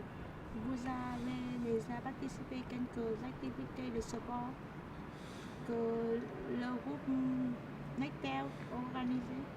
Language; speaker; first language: French; non-native, learner; Vietnamese